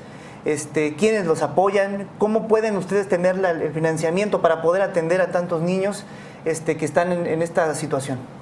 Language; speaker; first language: Spanish; native; Spanish